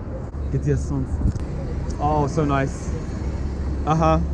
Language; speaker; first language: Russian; non-native, learner; English